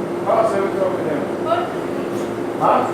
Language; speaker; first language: English; non-native, learner; Arabic